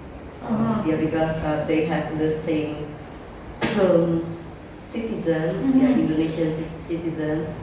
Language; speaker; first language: English; non-native, learner; Indonesian